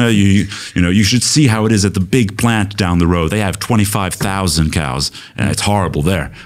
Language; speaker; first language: English; early bilingual, other home language; Norwegian